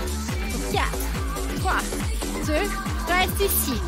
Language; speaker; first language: French; native; French